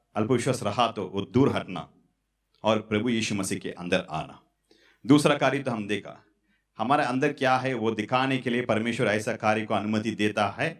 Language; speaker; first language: Hindi; non-native, local second language; Tamil